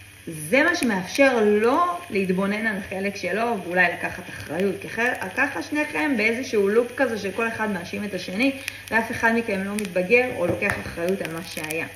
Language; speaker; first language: Hebrew; native; Hebrew